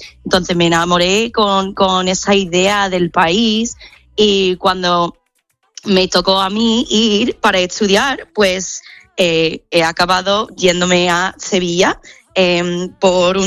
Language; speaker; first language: Spanish; non-native, fluent; English